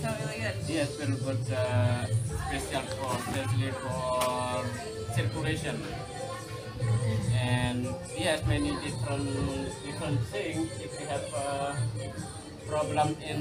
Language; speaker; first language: English; non-native, learner; Indonesian